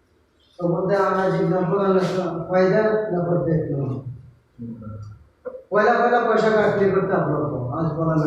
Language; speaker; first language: Hindi; non-native, learner; Bangla